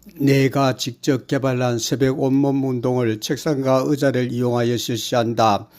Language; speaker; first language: Korean; native; Korean